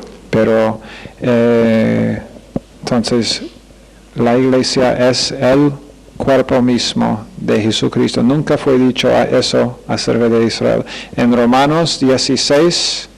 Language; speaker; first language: Spanish; non-native, fluent; English